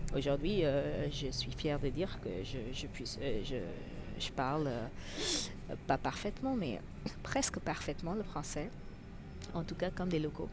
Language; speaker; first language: French; non-native, fluent; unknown